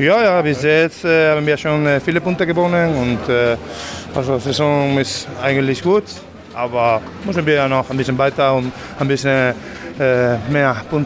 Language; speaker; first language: German; non-native, fluent; Spanish